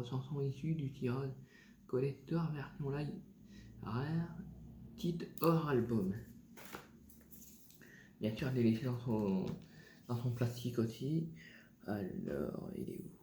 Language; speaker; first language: French; native; French